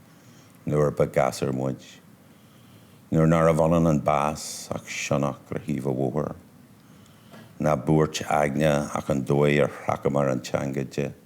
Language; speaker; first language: Irish; non-native, local second language; English